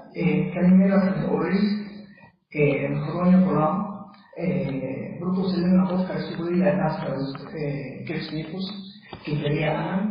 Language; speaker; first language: Greek; non-native, learner; Arabic